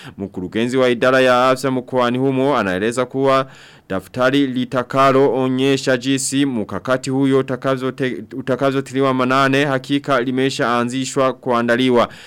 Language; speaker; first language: Swahili; non-native, local second language; Rundi